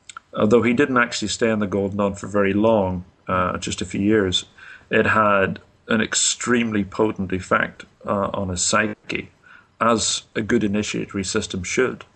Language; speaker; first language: English; native; English